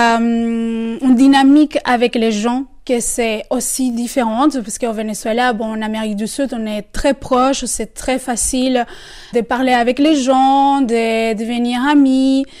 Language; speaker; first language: French; non-native, fluent; Spanish